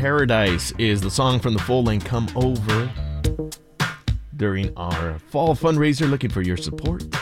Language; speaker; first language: English; native; English